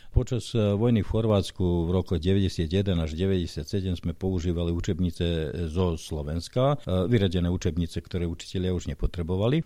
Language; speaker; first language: Slovak; early bilingual, heritage; Slovak